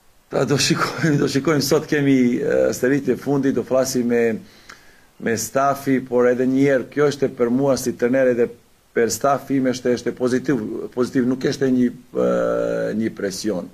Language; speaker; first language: Albanian; non-native, learner; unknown